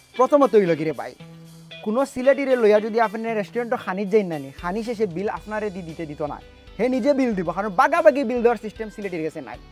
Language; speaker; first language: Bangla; native; Bangla